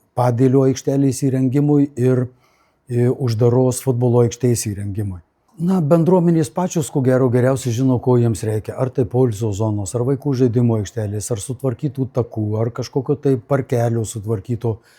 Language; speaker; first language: Lithuanian; native; Lithuanian